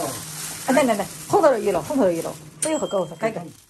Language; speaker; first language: Dutch; non-native, learner; Chinese